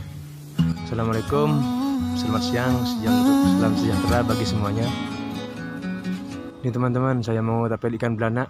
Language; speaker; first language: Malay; non-native, local second language; Javanese